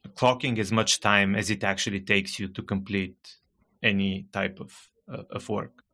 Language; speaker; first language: English; non-native, fluent; Bulgarian